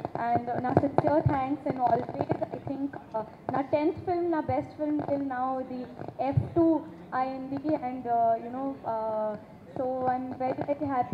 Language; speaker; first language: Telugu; non-native, learner; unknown